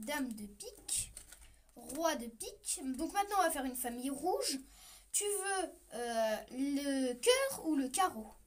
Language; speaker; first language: French; native; French